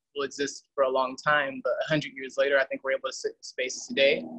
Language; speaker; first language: English; native; English